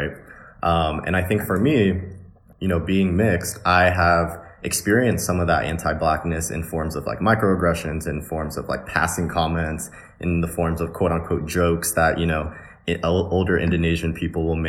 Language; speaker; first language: English; native; English